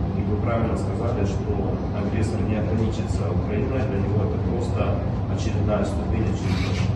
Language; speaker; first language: Russian; non-native, local second language; Ukrainian